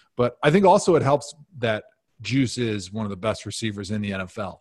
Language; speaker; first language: English; native; English